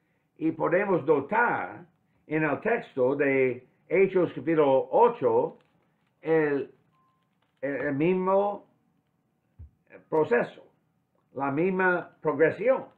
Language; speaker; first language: Spanish; non-native, fluent; English